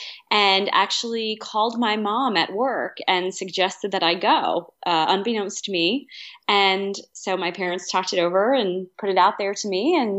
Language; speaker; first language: English; native; English